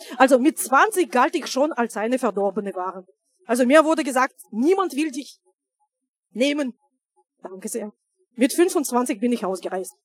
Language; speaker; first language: German; non-native, fluent; Russian